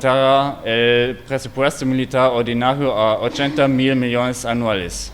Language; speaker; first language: Spanish; non-native, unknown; German